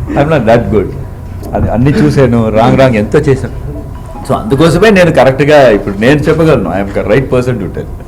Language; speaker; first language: Telugu; non-native, learner; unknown